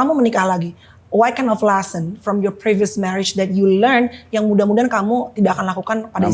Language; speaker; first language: Indonesian; native; Indonesian